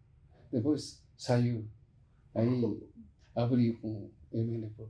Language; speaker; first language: Portuguese; non-native, learner; Japanese